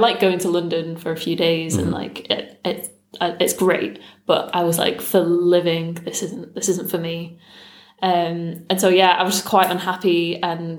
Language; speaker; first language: English; native; English